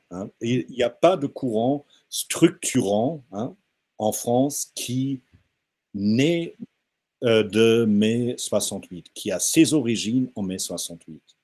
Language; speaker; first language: French; non-native, fluent; German